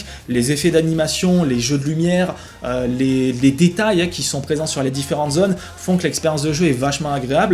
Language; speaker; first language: French; native; French